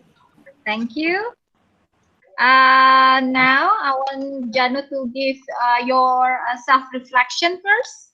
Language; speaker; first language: English; non-native, fluent; Indonesian